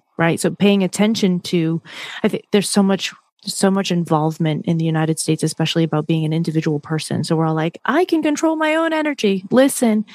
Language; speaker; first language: English; native; English